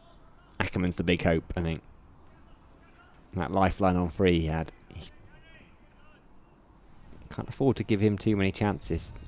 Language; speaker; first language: English; native; English